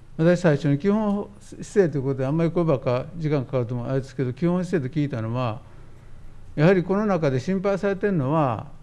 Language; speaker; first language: Japanese; native; Japanese